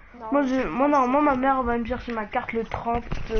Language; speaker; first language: French; native; French